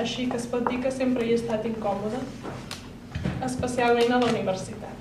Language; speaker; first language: Catalan; native; Catalan